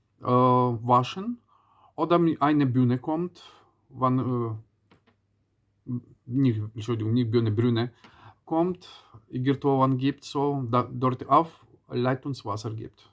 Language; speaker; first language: German; non-native, learner; Ukrainian